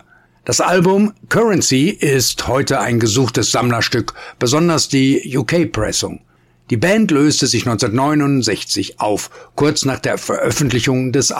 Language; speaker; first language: German; native; German